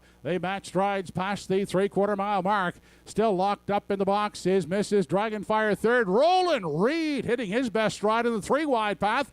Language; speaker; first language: English; native; English